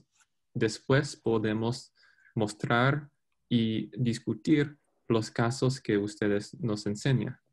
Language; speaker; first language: Spanish; non-native, fluent; English